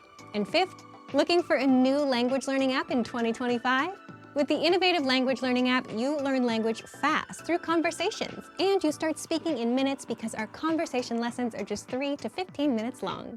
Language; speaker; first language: English; native; English